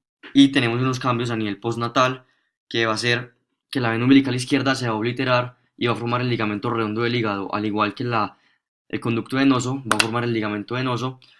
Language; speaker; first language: Spanish; native; Spanish